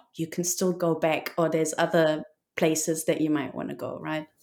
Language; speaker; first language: English; non-native, fluent; German